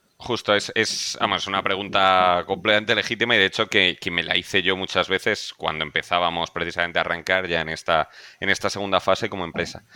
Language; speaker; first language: Spanish; native; Spanish